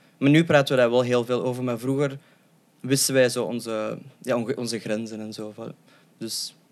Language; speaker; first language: Dutch; early bilingual, other home language; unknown